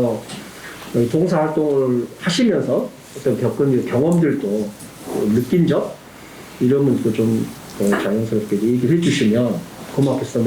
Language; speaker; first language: Korean; native; Korean